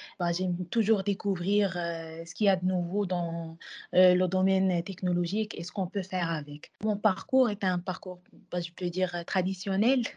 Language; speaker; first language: French; non-native, local second language; Arabic